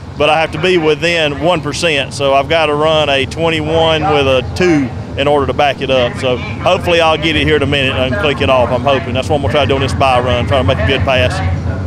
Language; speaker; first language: English; native; English